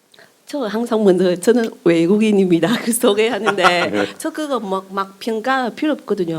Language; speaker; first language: Korean; non-native, learner; Vietnamese